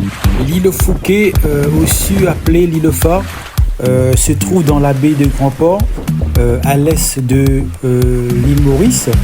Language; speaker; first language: French; non-native, local second language; Morisyen